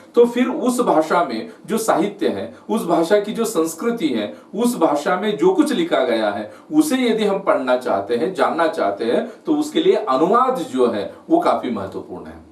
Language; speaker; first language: Hindi; non-native, local second language; Marathi